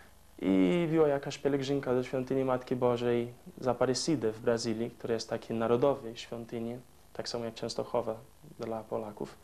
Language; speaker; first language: Polish; non-native, fluent; Portuguese